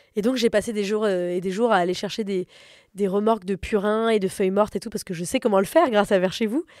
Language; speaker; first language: French; native; French